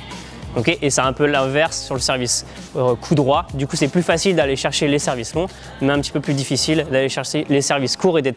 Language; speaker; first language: French; native; French